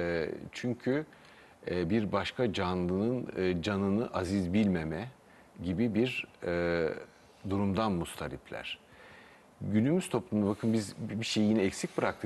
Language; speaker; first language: Turkish; native; Turkish